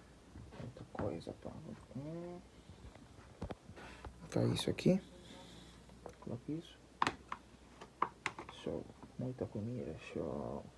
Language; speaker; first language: Portuguese; non-native, local second language; Kabuverdianu